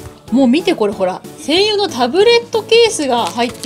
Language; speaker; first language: Japanese; native; Japanese